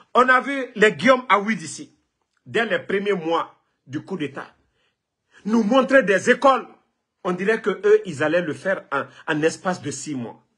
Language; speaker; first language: French; non-native, local second language; Mandingo